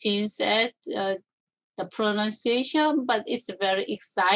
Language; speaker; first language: English; non-native, learner; Korean